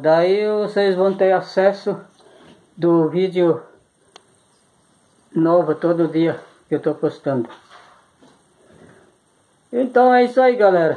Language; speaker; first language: Portuguese; native; Portuguese